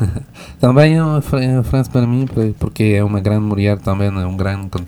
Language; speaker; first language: Portuguese; non-native, fluent; French